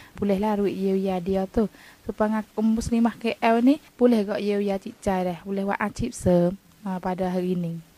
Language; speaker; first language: Malay; native; Malay